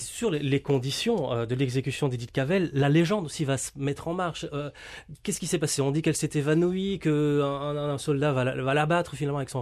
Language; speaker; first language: French; native; French